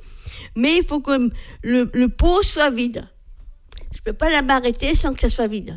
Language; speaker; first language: French; native; French